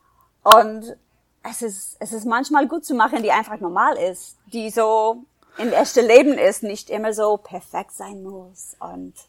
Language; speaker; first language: German; non-native, fluent; English